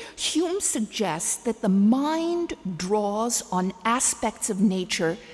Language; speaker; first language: English; native; English